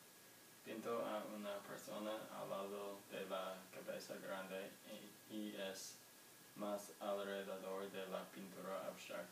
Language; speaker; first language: Spanish; non-native, learner; English